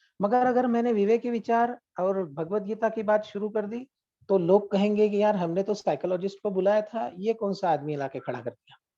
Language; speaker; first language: Hindi; non-native, local second language; Marathi